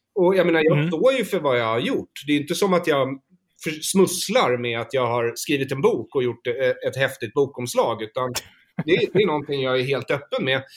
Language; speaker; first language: Swedish; native; Swedish